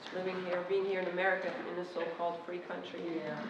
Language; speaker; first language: English; non-native, fluent; Persian